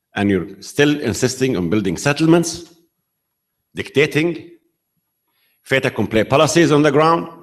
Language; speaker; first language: English; non-native, fluent; Arabic